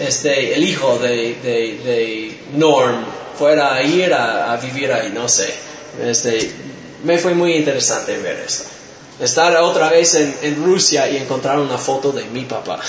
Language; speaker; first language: Spanish; non-native, fluent; English